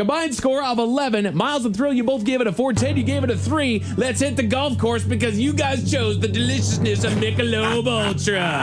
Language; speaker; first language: English; native; English